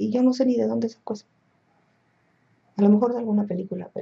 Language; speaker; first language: Spanish; native; Spanish